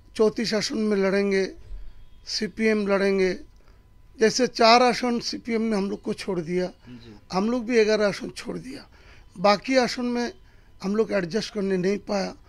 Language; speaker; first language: Hindi; non-native, local second language; Bangla